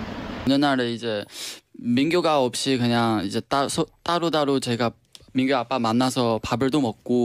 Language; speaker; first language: Korean; non-native, fluent; Chinese